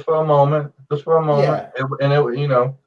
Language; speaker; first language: English; native; English